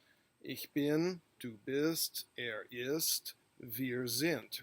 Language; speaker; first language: German; non-native, fluent; English